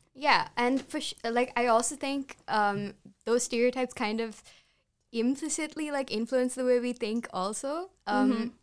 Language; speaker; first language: English; non-native, local second language; Sinhala